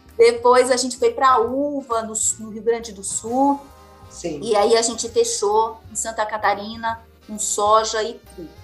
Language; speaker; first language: Portuguese; native; Portuguese